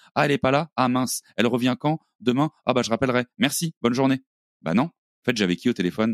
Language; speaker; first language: French; native; French